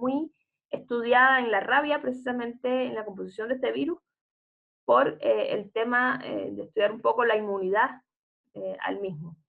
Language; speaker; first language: Spanish; native; Spanish